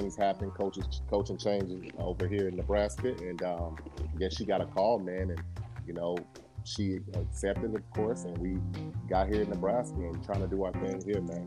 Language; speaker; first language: English; native; English